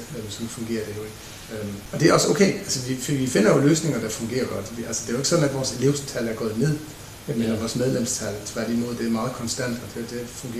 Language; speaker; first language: Danish; native; Danish